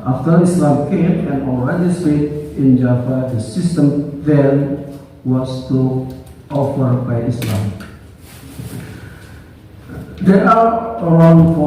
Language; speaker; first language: English; non-native, learner; Indonesian